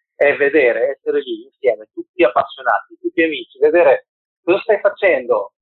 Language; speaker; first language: Italian; early bilingual, heritage; Spanish